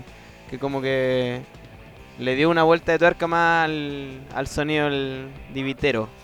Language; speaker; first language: Spanish; native; Spanish